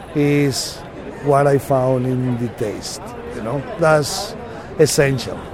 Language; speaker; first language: English; non-native, fluent; Spanish